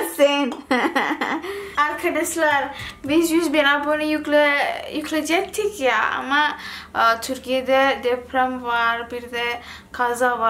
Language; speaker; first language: Turkish; non-native, learner; Indonesian